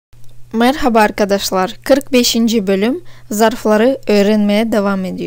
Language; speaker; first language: Turkish; non-native, fluent; Russian